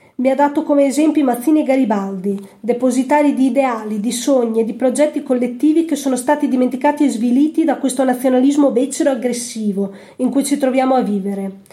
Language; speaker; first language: Italian; native; Italian